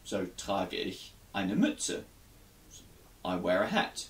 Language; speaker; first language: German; non-native, fluent; English